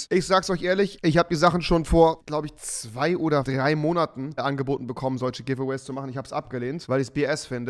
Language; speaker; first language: German; native; German